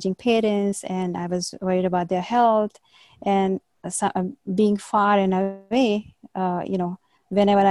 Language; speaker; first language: English; non-native, local second language; Hindi